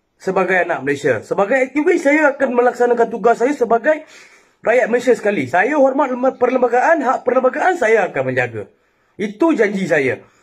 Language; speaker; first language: Malay; non-native, local second language; Tamil